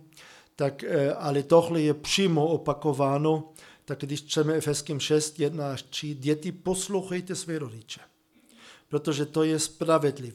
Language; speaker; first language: Czech; non-native, fluent; German